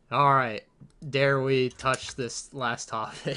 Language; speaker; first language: English; native; English